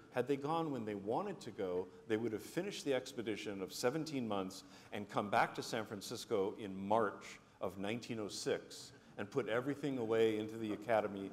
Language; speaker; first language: English; native; English